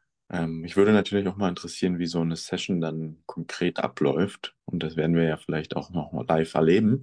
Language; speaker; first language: German; native; German